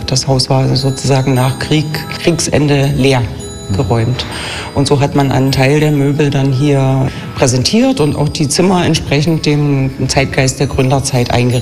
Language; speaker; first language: German; native; German